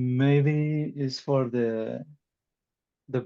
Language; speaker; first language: English; non-native, learner; Spanish